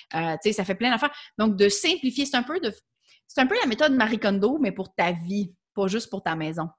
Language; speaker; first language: French; native; French